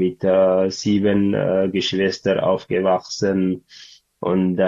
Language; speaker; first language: German; non-native, learner; Tigrinya